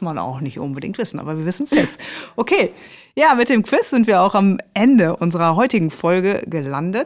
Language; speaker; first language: German; native; German